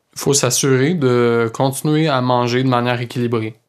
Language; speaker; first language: French; native; French